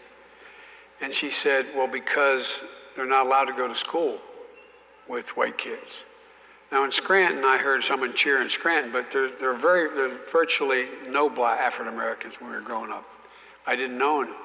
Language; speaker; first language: English; native; English